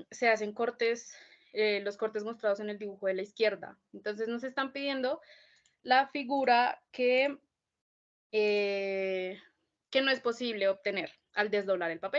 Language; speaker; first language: Spanish; native; Spanish